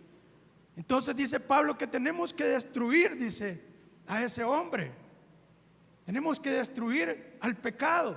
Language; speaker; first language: Spanish; native; Spanish